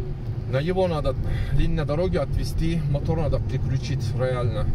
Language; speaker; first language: Russian; non-native, learner; Turkish